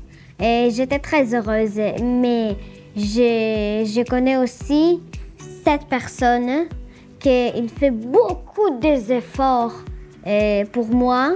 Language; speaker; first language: French; non-native, learner; Greek